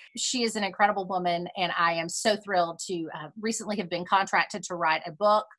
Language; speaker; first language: English; native; English